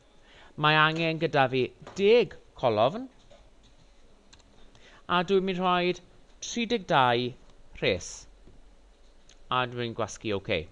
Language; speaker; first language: Welsh; non-native, local second language; English